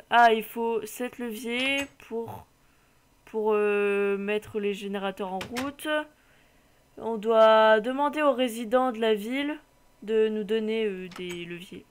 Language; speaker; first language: French; native; French